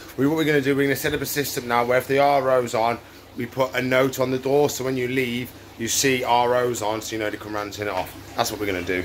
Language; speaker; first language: English; native; English